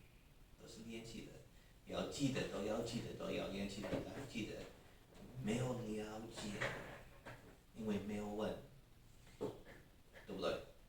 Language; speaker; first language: Chinese; non-native, fluent; English